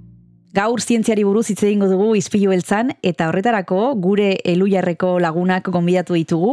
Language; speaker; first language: Basque; native; Basque